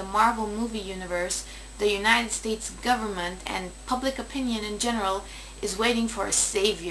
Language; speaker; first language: English; native; English